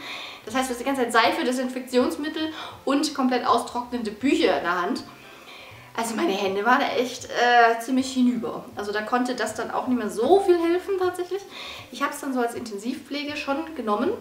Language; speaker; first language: German; native; German